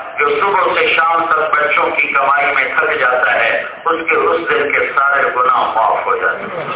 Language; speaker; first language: Urdu; non-native, local second language; Punjabi